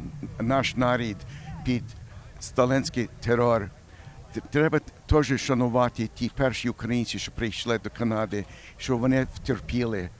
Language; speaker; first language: Ukrainian; early bilingual, heritage; Ukrainian